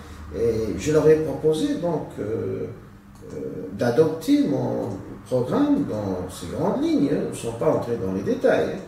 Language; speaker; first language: French; non-native, local second language; Arabic